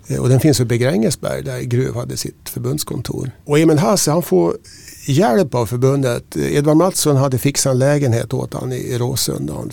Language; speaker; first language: Swedish; native; Swedish